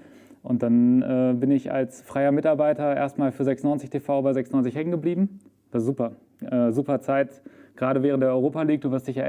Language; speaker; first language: German; native; German